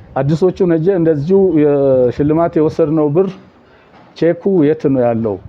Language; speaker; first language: Amharic; non-native, local second language; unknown